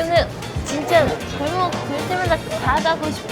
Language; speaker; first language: Korean; non-native, fluent; Dutch